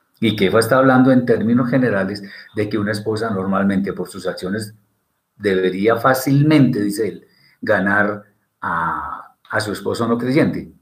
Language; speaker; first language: Spanish; native; Spanish